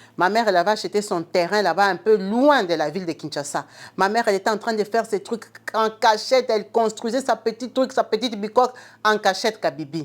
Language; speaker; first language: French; non-native, local second language; Lingala